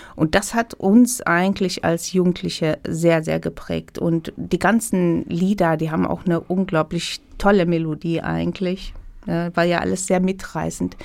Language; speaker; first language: German; non-native, fluent; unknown